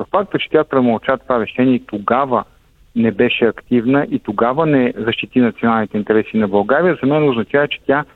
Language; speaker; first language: Bulgarian; native; Bulgarian